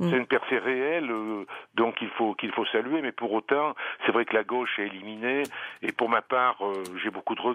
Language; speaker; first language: French; native; French